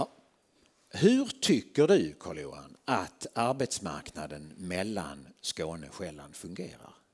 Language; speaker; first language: Swedish; native; Swedish